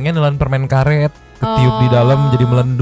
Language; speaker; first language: Indonesian; native; Indonesian